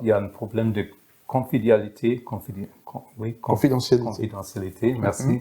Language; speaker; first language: French; non-native, fluent; German